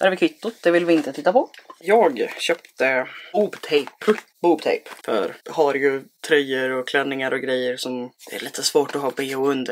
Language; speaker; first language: Swedish; native; Swedish